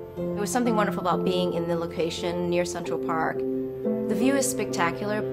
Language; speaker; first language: English; early bilingual, other home language; Chinese